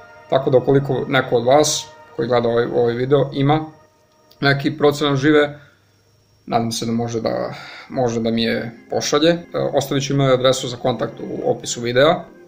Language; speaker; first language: Serbian; native; Serbian